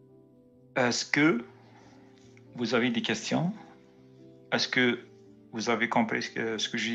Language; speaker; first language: French; native; French